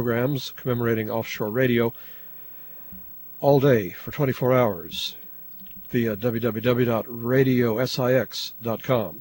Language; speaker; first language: English; native; English